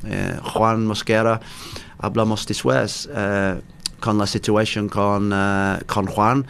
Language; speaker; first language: Spanish; non-native, learner; English